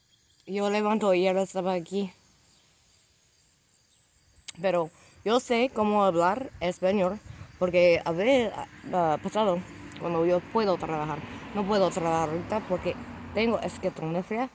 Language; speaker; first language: Spanish; non-native, learner; English